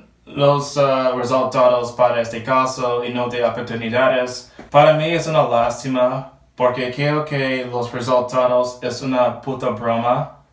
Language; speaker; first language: Spanish; non-native, learner; English